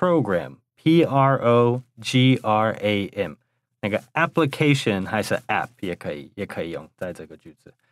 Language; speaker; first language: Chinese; non-native, fluent; English